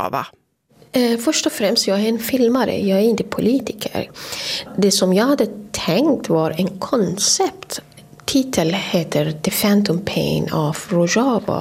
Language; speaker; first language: Swedish; non-native, fluent; Persian